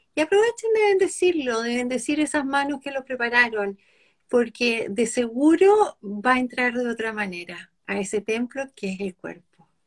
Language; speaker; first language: Spanish; native; Spanish